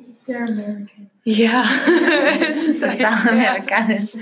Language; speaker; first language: German; non-native, learner; English